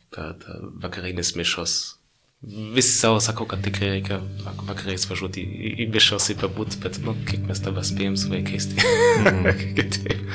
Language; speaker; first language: Lithuanian; non-native, fluent; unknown